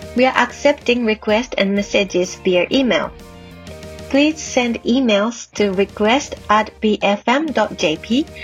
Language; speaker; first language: English; non-native, fluent; Japanese